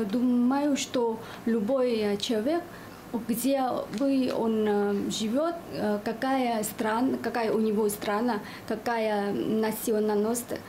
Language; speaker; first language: Russian; non-native, learner; Vietnamese